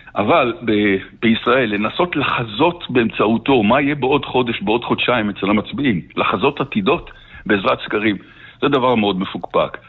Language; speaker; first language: Hebrew; native; Hebrew